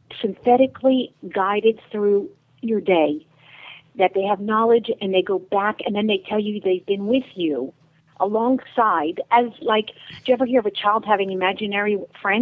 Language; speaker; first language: English; native; English